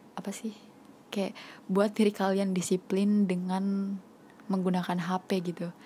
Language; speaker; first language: Indonesian; non-native, local second language; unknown